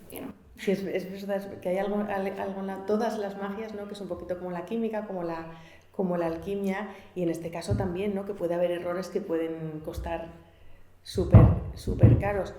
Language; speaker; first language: Spanish; native; Spanish